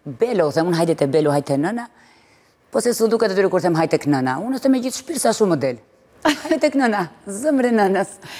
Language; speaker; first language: Albanian; early bilingual, heritage; Albanian